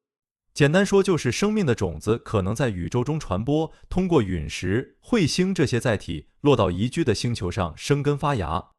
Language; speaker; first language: Chinese; native; Chinese